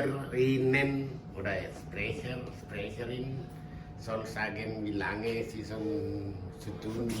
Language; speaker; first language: German; non-native, learner; Indonesian